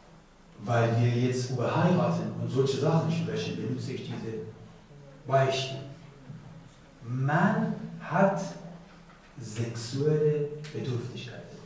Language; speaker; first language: German; non-native, learner; Persian